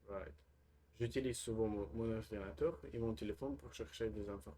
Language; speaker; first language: French; non-native, learner; Russian